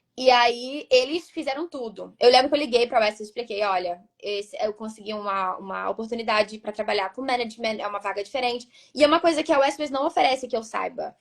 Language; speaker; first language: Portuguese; native; Portuguese